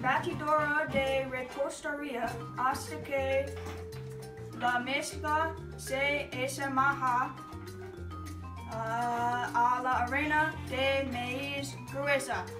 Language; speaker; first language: Spanish; non-native, learner; English